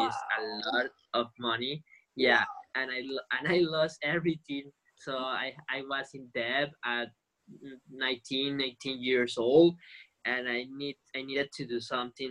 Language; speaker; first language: English; non-native, fluent; Spanish